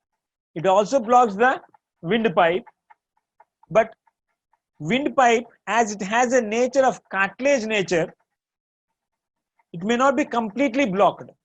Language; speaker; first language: English; non-native, local second language; Tamil